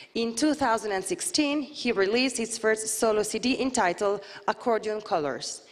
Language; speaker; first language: English; non-native, fluent; Italian